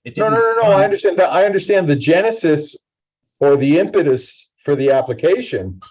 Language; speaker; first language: English; native; English